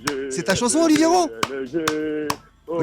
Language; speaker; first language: French; native; French